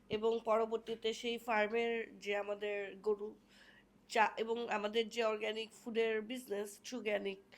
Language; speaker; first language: Bangla; native; Bangla